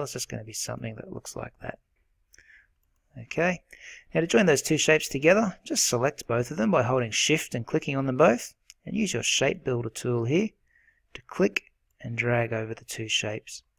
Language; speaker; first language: English; native; English